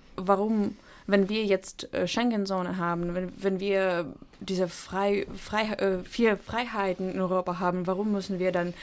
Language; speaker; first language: German; non-native, fluent; Ukrainian